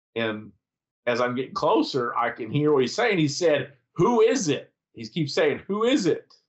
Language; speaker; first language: English; native; English